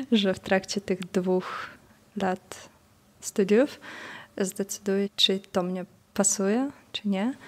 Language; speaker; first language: Polish; non-native, fluent; Russian